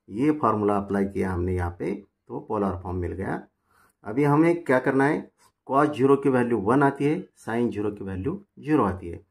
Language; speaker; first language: Hindi; non-native, local second language; Marathi